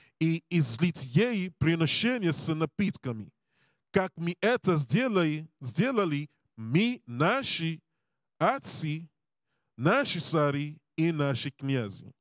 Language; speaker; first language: Russian; non-native, learner; English